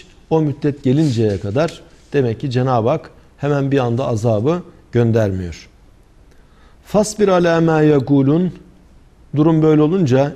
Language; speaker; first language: Turkish; native; Turkish